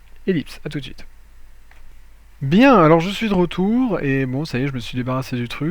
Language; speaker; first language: French; native; French